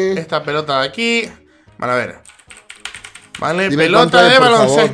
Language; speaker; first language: Spanish; native; Spanish